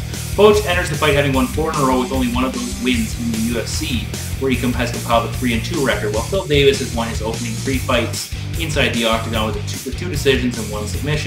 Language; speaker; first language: English; native; English